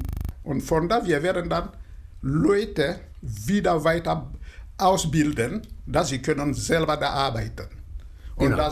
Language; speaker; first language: German; non-native, fluent; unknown